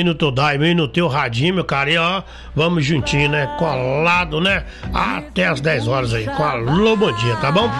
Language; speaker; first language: Portuguese; native; Portuguese